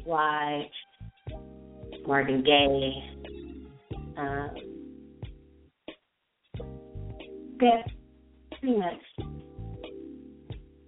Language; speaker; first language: English; native; English